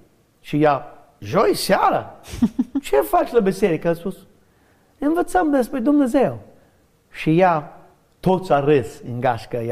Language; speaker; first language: Romanian; non-native, learner; English